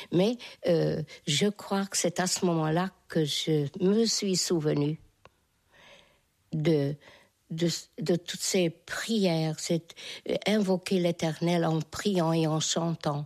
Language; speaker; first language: French; non-native, fluent; Hungarian